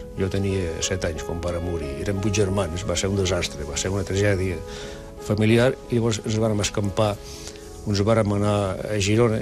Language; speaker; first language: Catalan; non-native, local second language; Basque